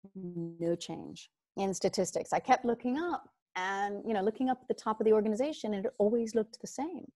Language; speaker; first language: English; native; English